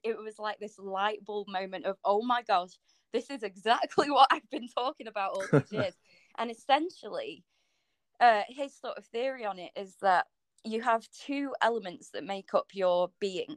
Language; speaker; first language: English; native; English